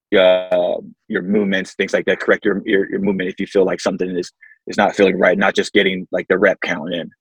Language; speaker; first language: English; early bilingual, other home language; Samoan